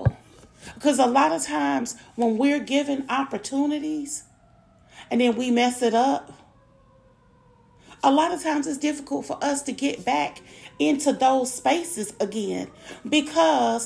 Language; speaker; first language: English; native; English